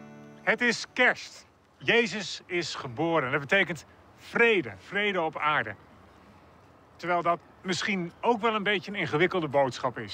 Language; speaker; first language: Dutch; native; Dutch